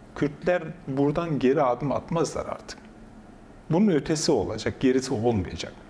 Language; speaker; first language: Turkish; non-native, local second language; Kurdish